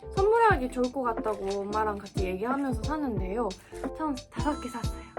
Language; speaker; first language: Korean; non-native, fluent; Japanese